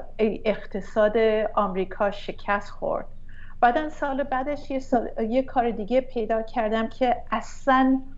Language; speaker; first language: Persian; early bilingual, heritage; Persian